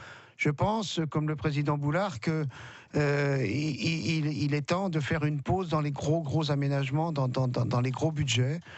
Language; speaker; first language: French; native; French